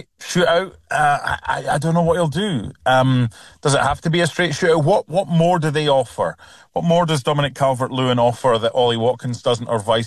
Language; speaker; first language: English; native; English